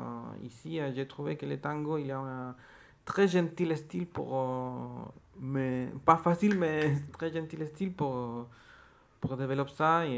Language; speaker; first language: French; non-native, learner; Spanish